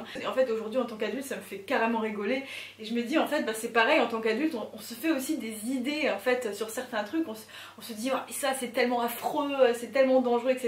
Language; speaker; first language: French; native; French